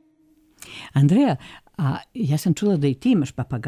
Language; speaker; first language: Croatian; native; Croatian